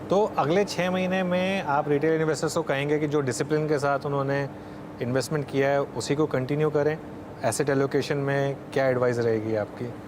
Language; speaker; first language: Hindi; native; Hindi